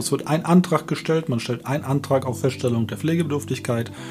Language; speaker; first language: German; native; German